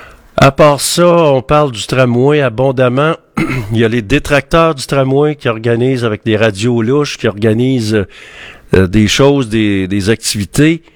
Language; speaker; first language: French; native; French